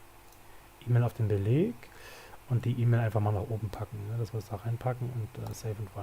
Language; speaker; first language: German; native; German